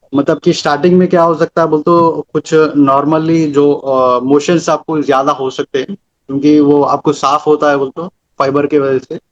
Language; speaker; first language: Hindi; non-native, local second language; Telugu